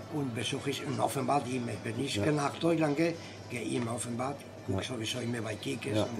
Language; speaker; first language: German; non-native, fluent; Spanish